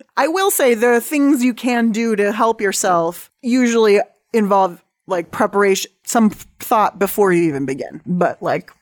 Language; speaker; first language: English; native; English